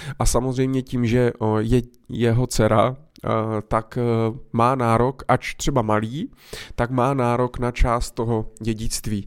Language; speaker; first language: Czech; native; Czech